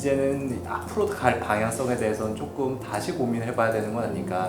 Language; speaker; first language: Korean; native; Korean